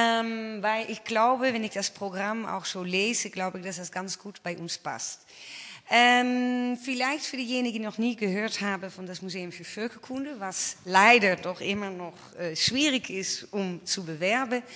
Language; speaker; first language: German; non-native, fluent; Dutch